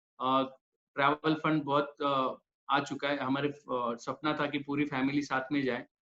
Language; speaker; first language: Hindi; non-native, local second language; Marathi